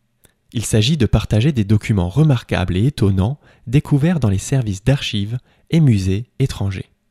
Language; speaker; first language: French; native; French